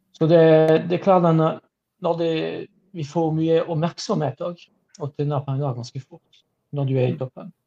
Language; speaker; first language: Norwegian; non-native, fluent; French